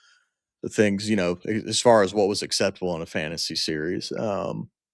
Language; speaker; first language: English; native; English